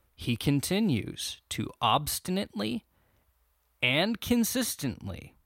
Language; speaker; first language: English; native; English